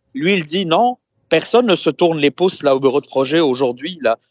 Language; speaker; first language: French; non-native, local second language; Arabic